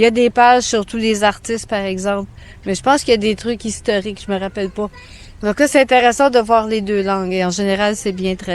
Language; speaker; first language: French; native; French